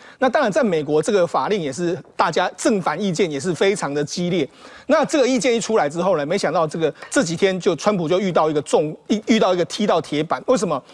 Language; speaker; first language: Chinese; native; Chinese